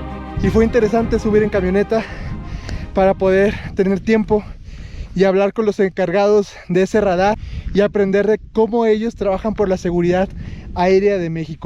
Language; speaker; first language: Spanish; native; Spanish